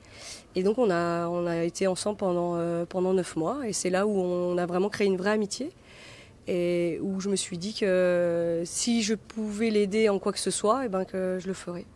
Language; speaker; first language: French; native; French